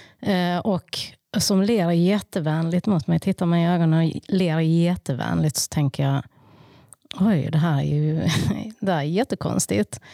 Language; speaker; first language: Swedish; early bilingual, other home language; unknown